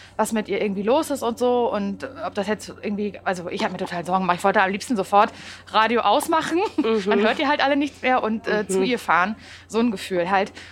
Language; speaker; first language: German; native; German